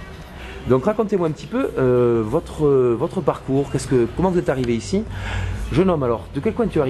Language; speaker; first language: French; native; French